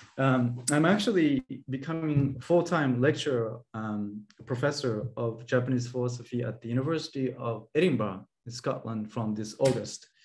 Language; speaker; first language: English; non-native, fluent; Japanese